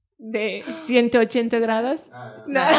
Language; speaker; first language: Spanish; non-native, fluent; Welsh